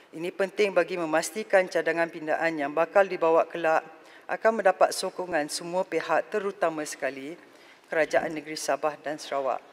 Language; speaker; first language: Malay; native; Malay